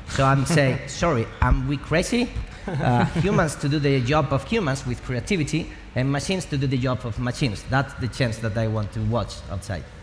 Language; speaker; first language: English; non-native, learner; Spanish